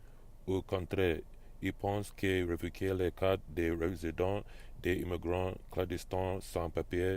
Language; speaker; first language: French; non-native, learner; English